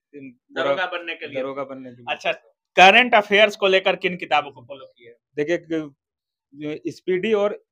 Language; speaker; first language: Hindi; native; Hindi